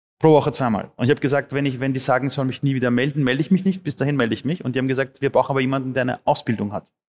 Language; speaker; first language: German; early bilingual, other home language; Persian